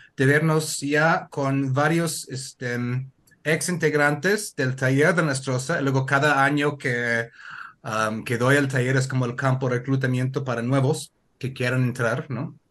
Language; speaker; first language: Spanish; non-native, fluent; English